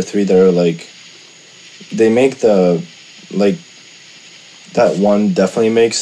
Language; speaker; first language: English; non-native, fluent; Russian